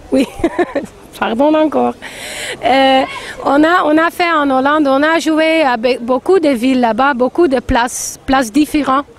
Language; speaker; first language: French; non-native, learner; Dutch